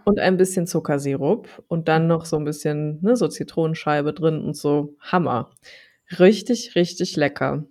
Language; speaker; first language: German; native; German